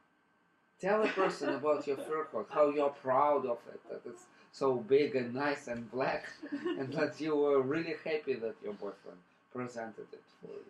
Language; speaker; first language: English; non-native, fluent; Russian